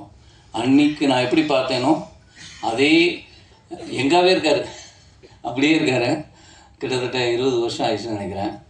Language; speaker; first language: Tamil; native; Tamil